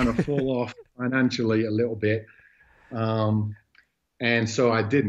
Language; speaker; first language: English; native; English